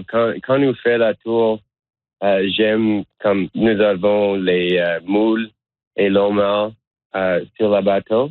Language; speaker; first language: French; non-native, learner; English